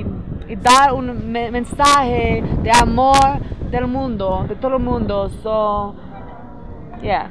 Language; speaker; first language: Spanish; non-native, learner; English